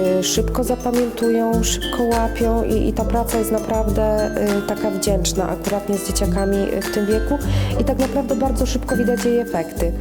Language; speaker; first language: Polish; native; Polish